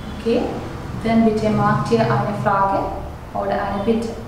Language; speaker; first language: German; non-native, learner; Malayalam